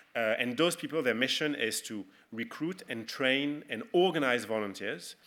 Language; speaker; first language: English; non-native, fluent; French